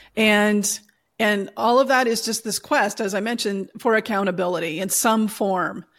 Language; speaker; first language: English; native; English